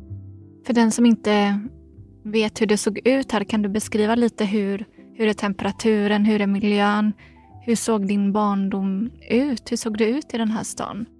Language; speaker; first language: Swedish; native; Swedish